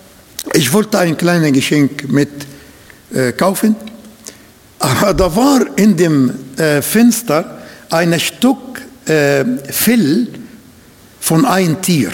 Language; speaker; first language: German; non-native, fluent; Arabic